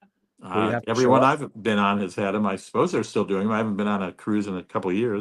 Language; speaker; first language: English; native; English